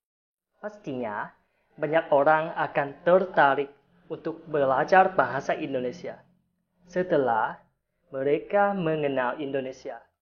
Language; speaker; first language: Indonesian; non-native, fluent; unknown